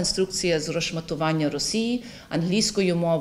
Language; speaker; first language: Ukrainian; early bilingual, heritage; Ukrainian